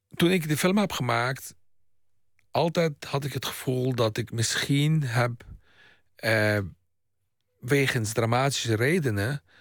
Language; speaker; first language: Dutch; non-native, fluent; Arabic